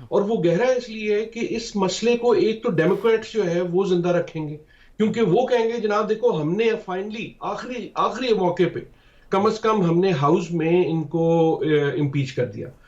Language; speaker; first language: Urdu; native; Urdu